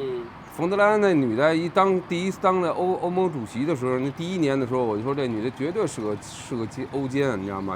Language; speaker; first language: Chinese; native; Chinese